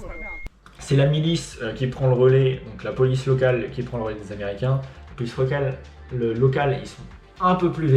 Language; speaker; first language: French; native; French